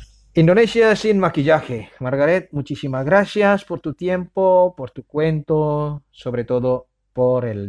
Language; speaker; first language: Spanish; non-native, fluent; Indonesian